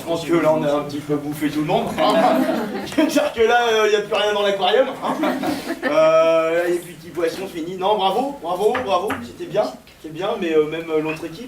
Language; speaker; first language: French; native; French